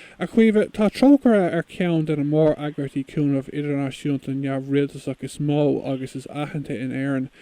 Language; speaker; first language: Irish; non-native, local second language; English